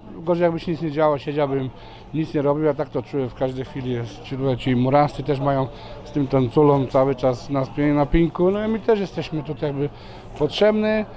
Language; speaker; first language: Polish; non-native, fluent; Serbian